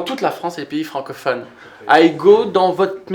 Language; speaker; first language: French; native; French